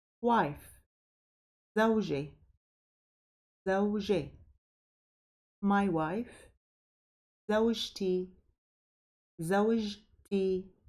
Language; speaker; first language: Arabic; native; Arabic